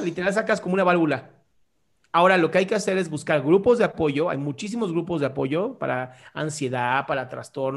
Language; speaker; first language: Spanish; native; Spanish